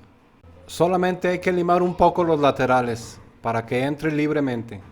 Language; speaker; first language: Spanish; native; Spanish